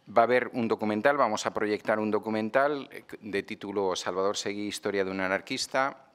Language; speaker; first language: Spanish; non-native, local second language; Catalan